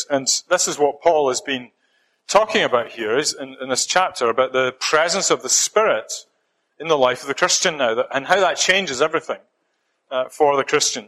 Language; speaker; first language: English; native; English